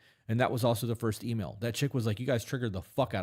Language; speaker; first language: English; native; English